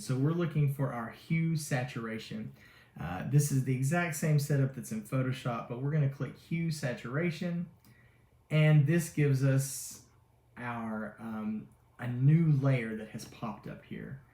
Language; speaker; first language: English; native; English